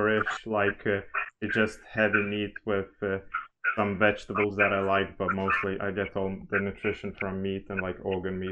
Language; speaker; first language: English; non-native, fluent; Lithuanian